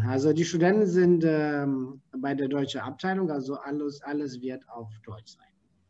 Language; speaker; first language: German; non-native, fluent; Romanian